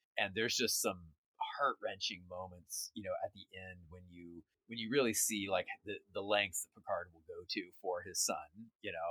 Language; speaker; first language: English; native; English